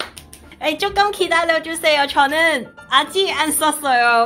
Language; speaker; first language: Korean; non-native, learner; Cantonese